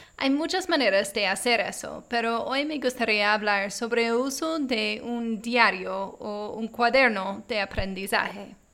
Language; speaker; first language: Spanish; non-native, fluent; English